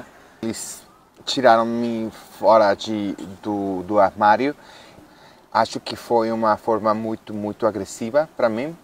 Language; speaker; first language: Portuguese; non-native, fluent; Spanish